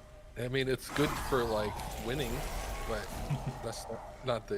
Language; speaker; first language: English; native; English